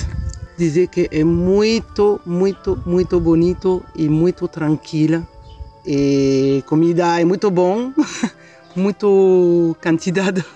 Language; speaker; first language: Portuguese; non-native, learner; French